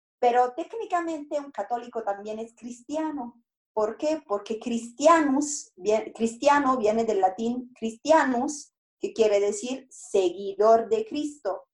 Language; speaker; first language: Spanish; non-native, fluent; Italian